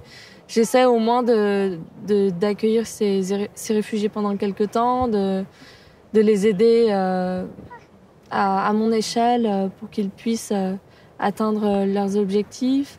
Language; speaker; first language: French; early bilingual, other home language; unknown